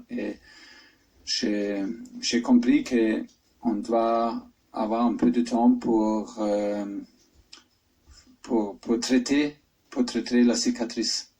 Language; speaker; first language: French; non-native, fluent; German